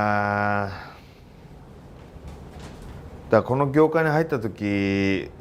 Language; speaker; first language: Japanese; native; Japanese